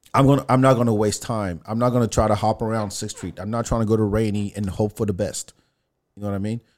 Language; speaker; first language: English; non-native, fluent; French